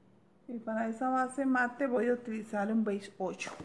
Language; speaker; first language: Spanish; native; Spanish